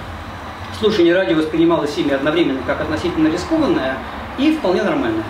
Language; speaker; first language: Russian; native; Russian